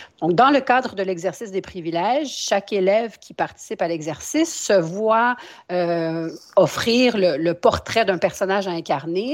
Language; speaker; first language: French; native; French